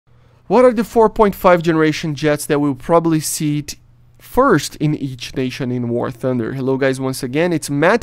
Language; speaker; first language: English; non-native, fluent; Portuguese